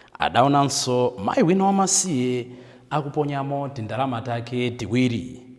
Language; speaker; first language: Nyanja; native; Nyanja